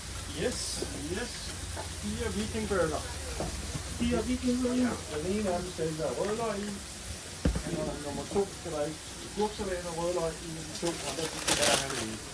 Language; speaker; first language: Danish; non-native, fluent; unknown